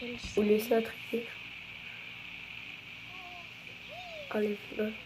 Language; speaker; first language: French; native; French